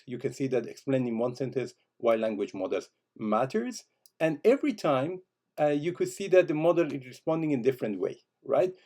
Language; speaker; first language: English; non-native, fluent; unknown